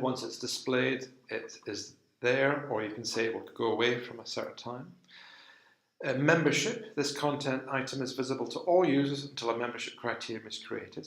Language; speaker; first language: English; native; English